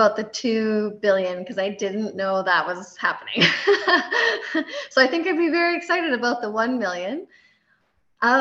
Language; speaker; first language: English; native; English